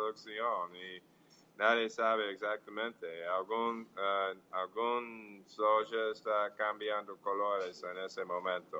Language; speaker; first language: Portuguese; non-native, fluent; English